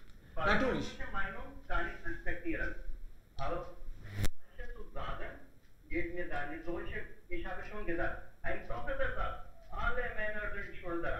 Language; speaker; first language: German; non-native, learner; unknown